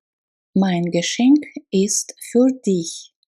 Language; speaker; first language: German; non-native, fluent; Russian